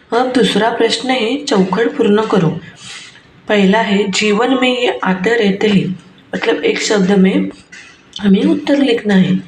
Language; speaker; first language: Hindi; non-native, local second language; Marathi